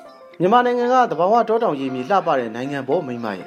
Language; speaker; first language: Burmese; non-native, fluent; Chinese